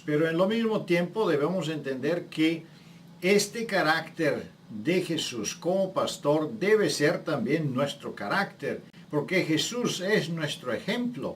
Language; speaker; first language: Spanish; non-native, fluent; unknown